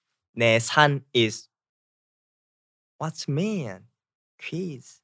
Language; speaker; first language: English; non-native, learner; Korean